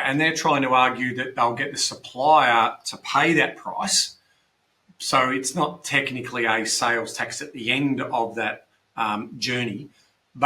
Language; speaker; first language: English; native; English